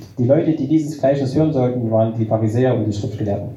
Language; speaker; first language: German; native; German